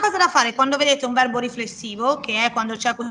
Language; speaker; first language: Italian; native; Italian